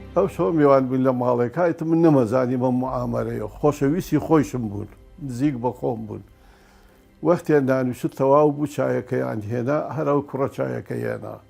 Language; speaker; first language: Central Kurdish; non-native, local second language; Gurani